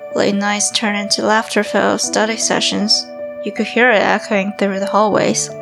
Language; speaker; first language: English; non-native, fluent; Chinese